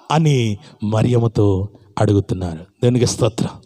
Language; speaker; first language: Telugu; non-native, local second language; Odia